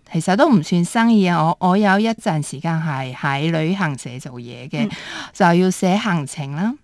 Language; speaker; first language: Cantonese; early bilingual, heritage; Cantonese